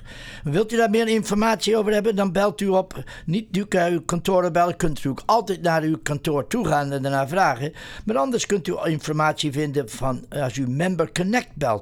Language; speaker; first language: Dutch; native; Dutch